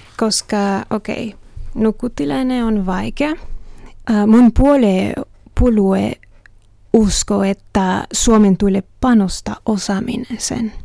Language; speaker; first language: Finnish; non-native, learner; Spanish